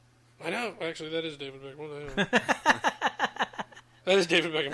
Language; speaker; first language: English; native; English